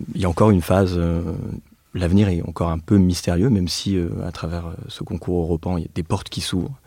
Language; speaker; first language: French; native; French